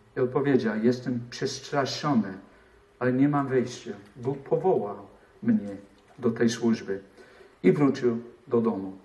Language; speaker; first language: Polish; non-native, fluent; English